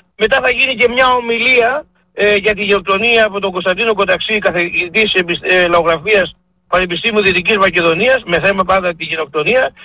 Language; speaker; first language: Greek; native; Greek